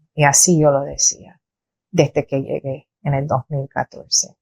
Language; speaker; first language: Spanish; early bilingual, heritage; Spanish